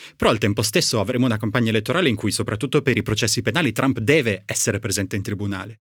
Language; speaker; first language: Italian; native; Italian